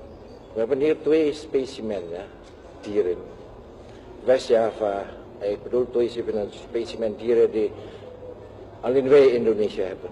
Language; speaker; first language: Dutch; non-native, local second language; Javanese